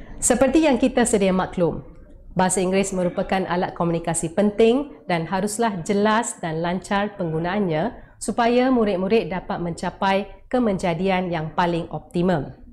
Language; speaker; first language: Malay; non-native, local second language; Tamil